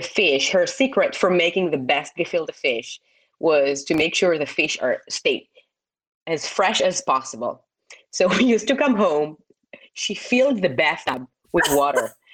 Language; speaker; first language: English; non-native, fluent; Hebrew